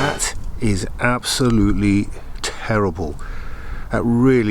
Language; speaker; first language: English; native; English